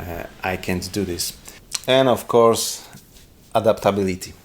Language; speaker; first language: English; non-native, learner; Polish